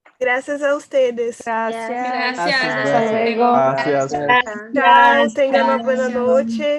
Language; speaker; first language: Spanish; non-native, learner; Portuguese